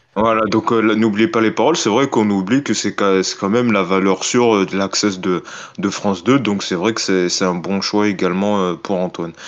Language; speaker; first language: French; native; French